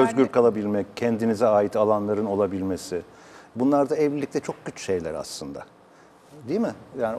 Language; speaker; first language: Turkish; native; Turkish